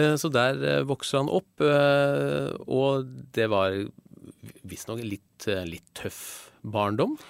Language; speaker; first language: Norwegian; native; Norwegian